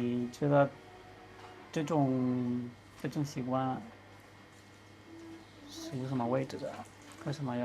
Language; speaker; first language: Chinese; non-native, learner; Spanish